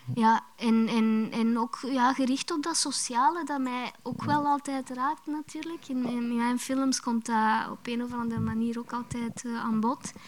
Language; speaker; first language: Dutch; early bilingual, other home language; Romanian